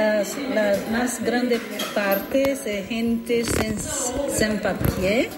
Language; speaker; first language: Spanish; non-native, learner; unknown